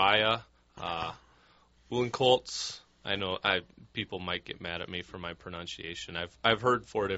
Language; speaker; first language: English; native; English